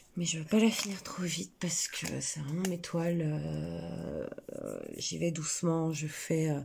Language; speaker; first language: French; native; French